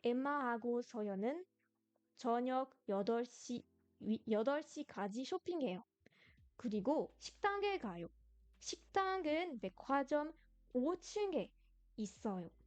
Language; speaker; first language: Korean; non-native, fluent; French